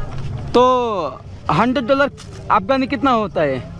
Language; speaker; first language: Hindi; non-native, learner; Bangla